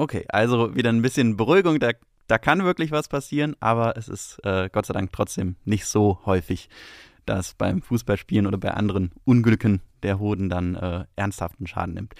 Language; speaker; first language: German; native; German